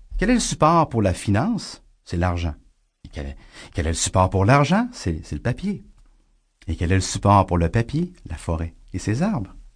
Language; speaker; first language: French; native; French